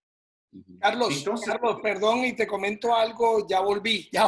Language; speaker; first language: Spanish; native; Spanish